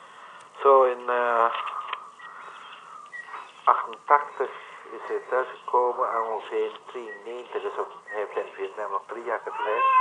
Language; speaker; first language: Dutch; non-native, learner; Vietnamese